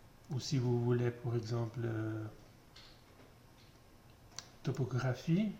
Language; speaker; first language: French; non-native, learner; German